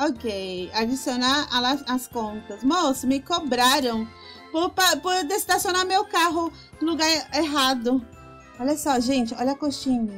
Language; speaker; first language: Portuguese; non-native, fluent; Spanish